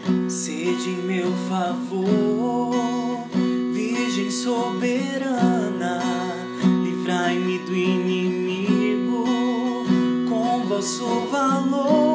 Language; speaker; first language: Portuguese; native; Portuguese